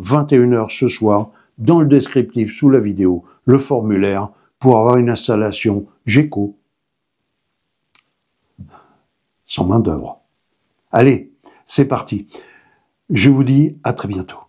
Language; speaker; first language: French; native; French